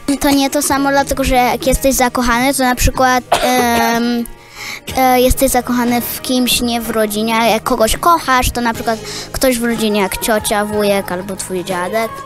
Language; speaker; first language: Polish; early bilingual, heritage; Polish